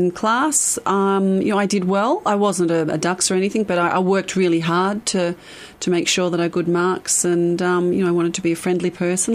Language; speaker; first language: English; native; English